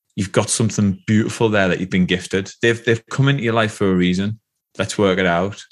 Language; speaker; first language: English; native; English